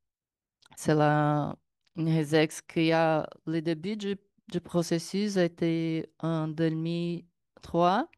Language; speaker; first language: French; non-native, learner; Portuguese